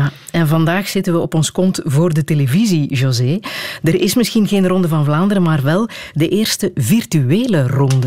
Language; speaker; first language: Dutch; native; Dutch